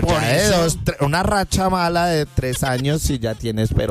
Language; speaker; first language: Spanish; native; Spanish